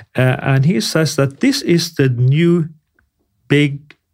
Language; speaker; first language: English; non-native, fluent; Norwegian